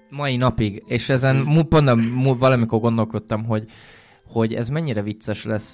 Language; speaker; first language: Hungarian; native; Hungarian